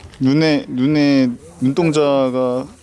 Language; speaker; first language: Korean; native; Korean